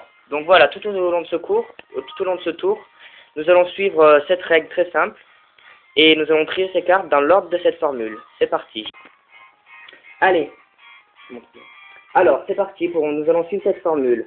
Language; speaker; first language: French; native; French